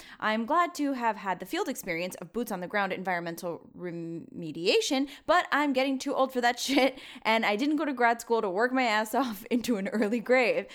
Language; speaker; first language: English; early bilingual, other home language; Spanish